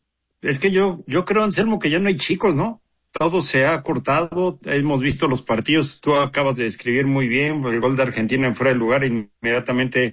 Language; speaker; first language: Spanish; native; Spanish